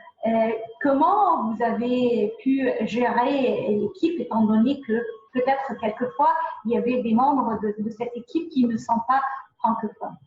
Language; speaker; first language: French; non-native, fluent; Arabic